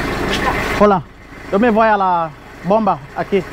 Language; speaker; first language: Spanish; non-native, learner; English